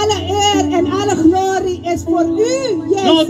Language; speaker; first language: Dutch; non-native, local second language; Papiamento